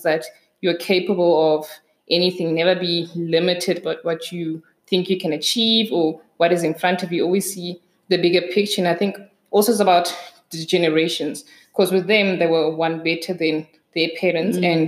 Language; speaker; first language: English; non-native, local second language; Southern Sotho